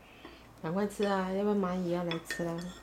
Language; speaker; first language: Chinese; native; Chinese